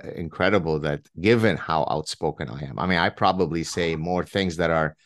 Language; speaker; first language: English; early bilingual, other home language; Arabic